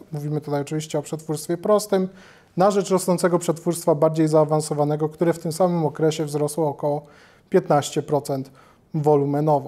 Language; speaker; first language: Polish; native; Polish